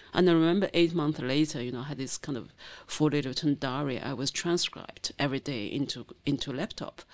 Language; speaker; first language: English; non-native, fluent; Chinese